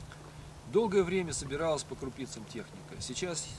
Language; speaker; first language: Russian; native; Russian